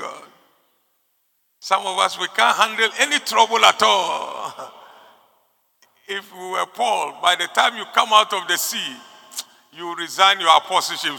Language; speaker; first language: English; non-native, local second language; Akan